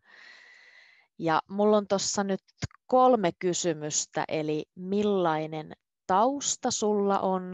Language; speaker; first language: Finnish; native; Finnish